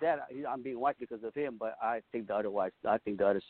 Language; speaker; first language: English; non-native, local second language; Pampanga